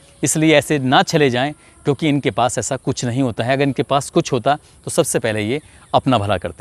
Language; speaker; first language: Hindi; native; Hindi